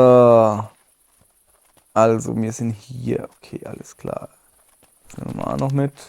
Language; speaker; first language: German; native; German